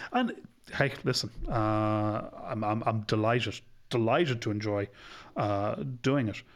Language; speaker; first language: English; native; English